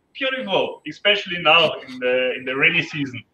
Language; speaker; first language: English; non-native, fluent; German